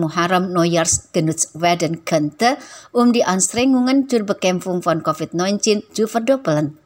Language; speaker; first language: German; non-native, fluent; Indonesian